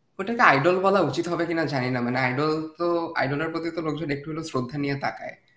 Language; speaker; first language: Bangla; native; Bangla